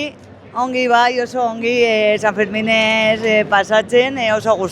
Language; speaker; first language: Basque; non-native, learner; Spanish